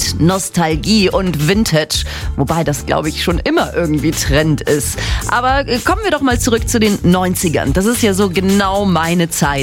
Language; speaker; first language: German; native; German